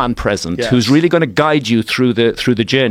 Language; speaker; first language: English; native; English